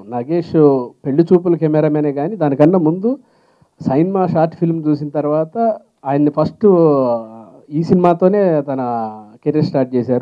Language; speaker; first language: Telugu; native; Telugu